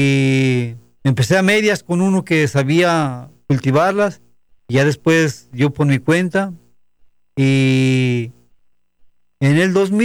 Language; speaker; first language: Spanish; native; Spanish